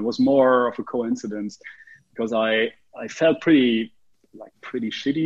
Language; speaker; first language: English; non-native, fluent; German